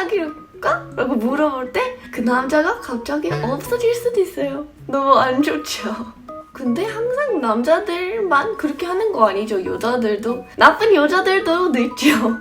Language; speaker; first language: Korean; non-native, fluent; English